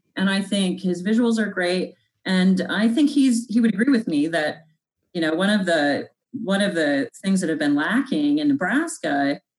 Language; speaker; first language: English; native; English